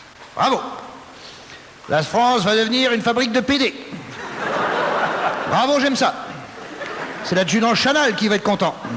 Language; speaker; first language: French; native; French